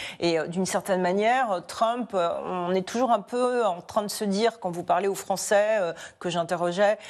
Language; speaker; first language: French; native; French